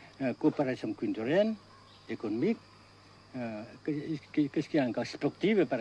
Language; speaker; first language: French; non-native, fluent; Vietnamese